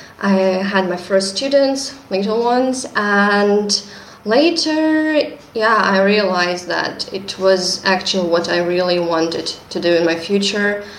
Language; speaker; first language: English; non-native, fluent; Russian